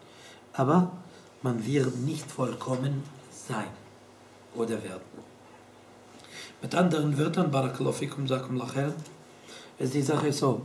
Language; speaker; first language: German; non-native, fluent; Arabic